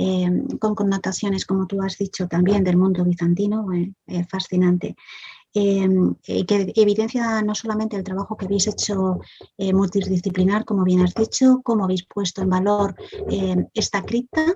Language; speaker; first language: Spanish; native; Spanish